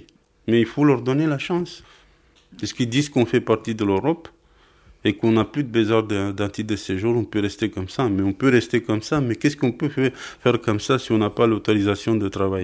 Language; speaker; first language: French; non-native, fluent; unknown